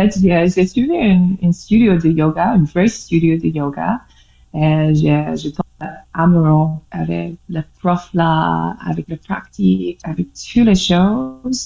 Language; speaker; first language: French; non-native, learner; English